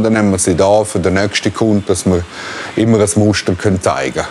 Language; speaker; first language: German; native; German